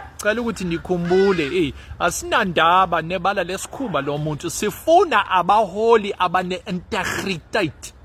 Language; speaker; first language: Zulu; non-native, local second language; Afrikaans